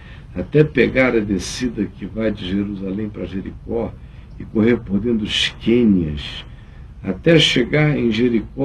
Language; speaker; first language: Portuguese; native; Portuguese